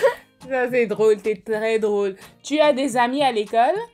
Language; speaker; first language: French; non-native, fluent; English